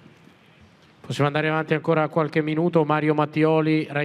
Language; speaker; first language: Italian; native; Italian